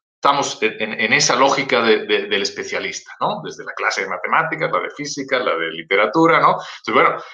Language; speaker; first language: Spanish; native; Spanish